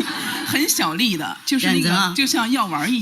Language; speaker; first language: Chinese; native; Chinese